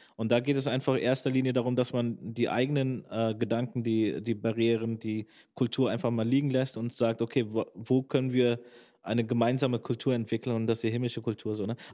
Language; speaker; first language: German; native; German